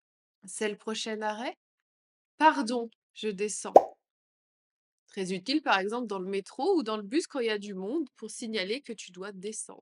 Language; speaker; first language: French; native; French